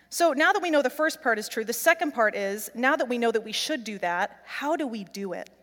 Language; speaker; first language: English; native; English